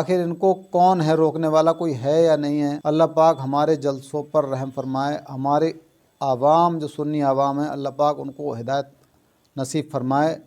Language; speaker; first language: Urdu; native; Urdu